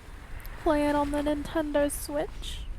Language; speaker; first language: English; native; English